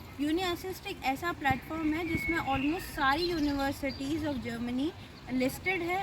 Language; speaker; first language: Hindi; native; Hindi